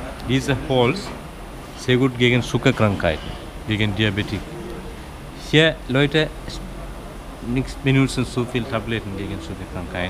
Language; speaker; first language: German; non-native, learner; Sinhala